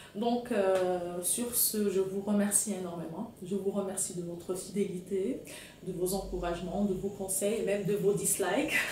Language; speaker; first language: French; non-native, local second language; Arabic